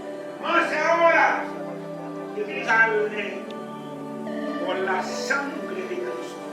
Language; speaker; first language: Spanish; non-native, learner; Haitian Creole